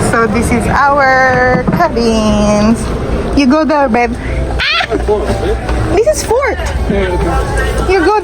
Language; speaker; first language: English; non-native, local second language; Filipino